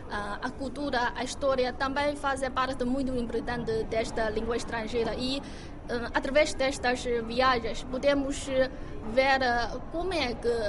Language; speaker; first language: Portuguese; non-native, fluent; Chinese